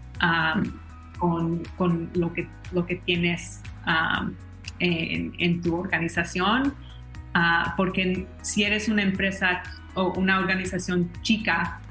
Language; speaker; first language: Spanish; early bilingual, heritage; Spanish